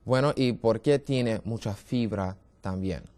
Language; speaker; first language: Spanish; non-native, learner; English